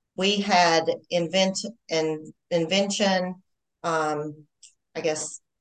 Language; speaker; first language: English; native; English